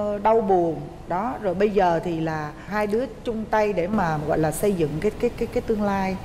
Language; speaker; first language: Vietnamese; native; Vietnamese